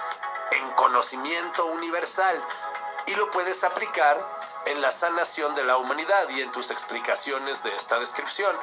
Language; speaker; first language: Spanish; native; Spanish